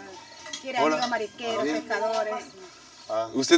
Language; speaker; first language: Spanish; non-native, learner; French